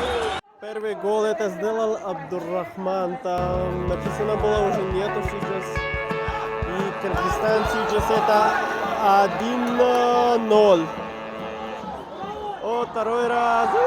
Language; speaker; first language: Russian; non-native, learner; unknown